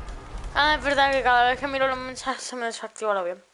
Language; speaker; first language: Spanish; native; Spanish